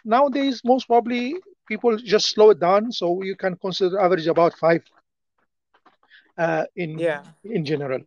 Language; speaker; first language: English; non-native, fluent; Arabic